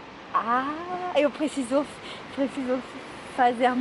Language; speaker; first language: Portuguese; non-native, learner; French